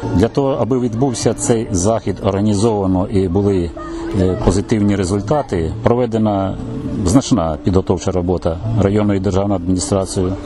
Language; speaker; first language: Ukrainian; native; Ukrainian